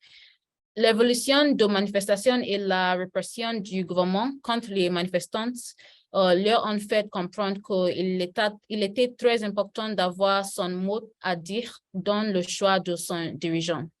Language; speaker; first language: French; non-native, learner; Yoruba